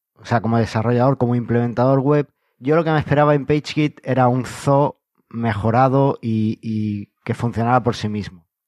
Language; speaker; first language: Spanish; native; Spanish